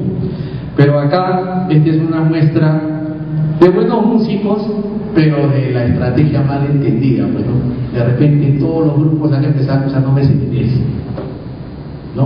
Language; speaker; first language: Spanish; native; Spanish